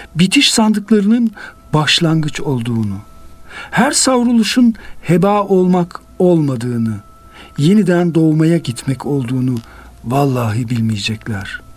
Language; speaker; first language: Turkish; native; Turkish